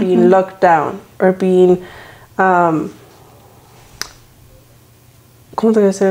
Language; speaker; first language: Spanish; early bilingual, other home language; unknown